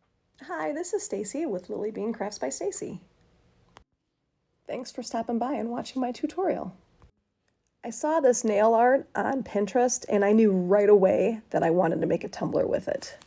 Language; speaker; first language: English; native; English